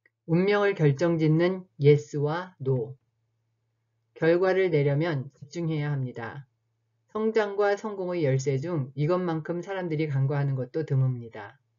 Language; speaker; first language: Korean; native; Korean